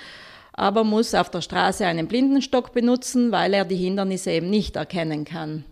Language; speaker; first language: German; native; German